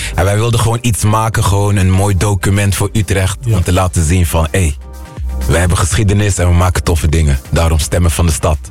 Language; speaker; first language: Dutch; non-native, local second language; Papiamento